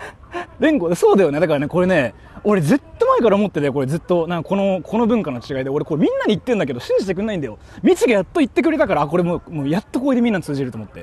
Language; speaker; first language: Japanese; native; Japanese